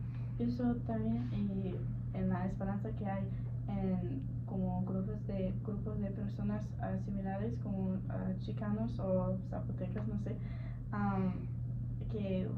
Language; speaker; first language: Spanish; non-native, learner; English